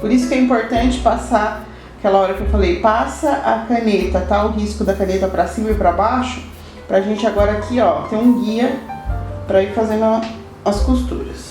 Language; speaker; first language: Portuguese; native; Portuguese